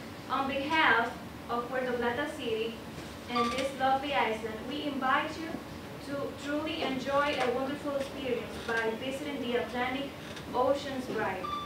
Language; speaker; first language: English; non-native, fluent; Spanish